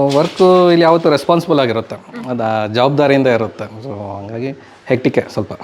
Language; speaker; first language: Kannada; native; Kannada